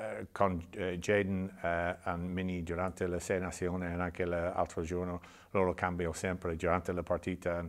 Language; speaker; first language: Italian; non-native, learner; English